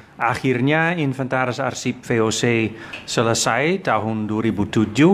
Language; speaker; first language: Indonesian; non-native, fluent; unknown